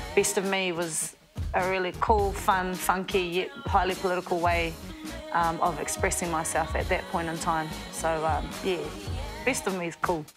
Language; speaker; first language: English; native; English